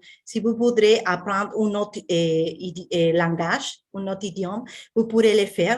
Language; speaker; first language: French; non-native, fluent; Spanish